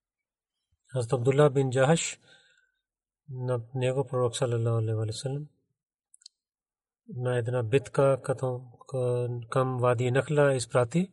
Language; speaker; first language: Bulgarian; non-native, learner; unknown